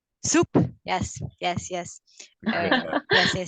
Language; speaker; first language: English; non-native, learner; Hungarian